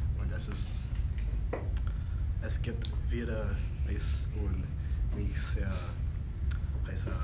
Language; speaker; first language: German; non-native, learner; English